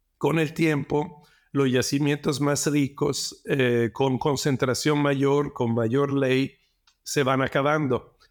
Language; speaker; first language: Spanish; non-native, fluent; Italian